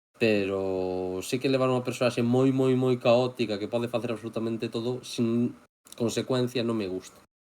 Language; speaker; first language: Galician; native; Galician